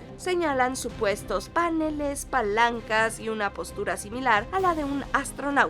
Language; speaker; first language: Spanish; native; Spanish